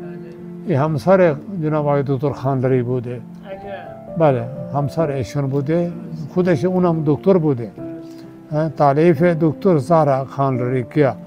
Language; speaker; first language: Persian; non-native, fluent; Urdu